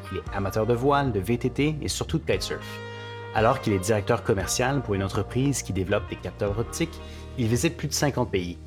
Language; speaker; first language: French; native; French